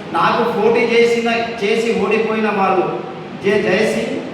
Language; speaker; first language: Telugu; non-native, local second language; Lambadi